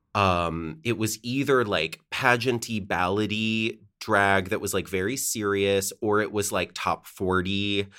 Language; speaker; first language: English; native; English